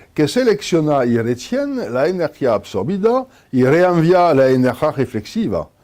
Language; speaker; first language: Spanish; non-native, fluent; French